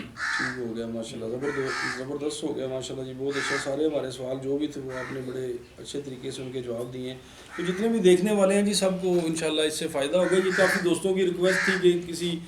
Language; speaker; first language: Urdu; non-native, local second language; Punjabi